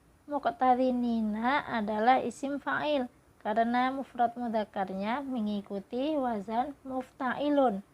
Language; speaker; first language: Indonesian; native; Indonesian